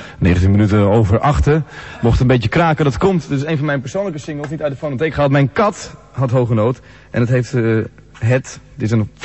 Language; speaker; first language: Dutch; native; Dutch